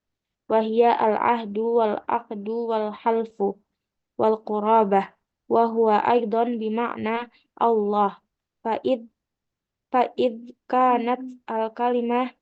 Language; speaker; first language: Arabic; non-native, learner; Indonesian